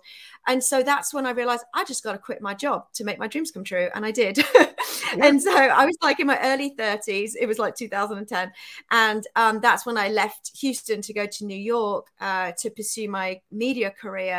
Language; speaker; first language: English; native; English